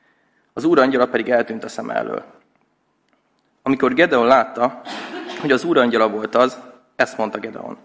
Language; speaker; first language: Hungarian; native; Hungarian